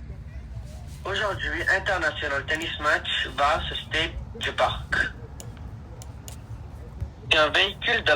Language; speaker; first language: French; non-native, learner; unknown